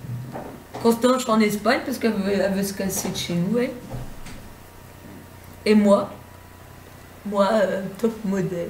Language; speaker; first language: French; native; French